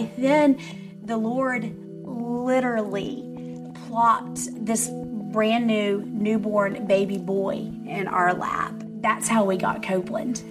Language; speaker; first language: English; native; English